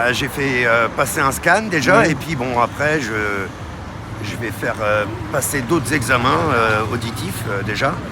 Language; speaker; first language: French; native; French